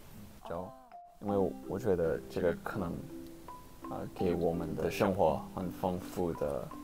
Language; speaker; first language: Chinese; non-native, learner; English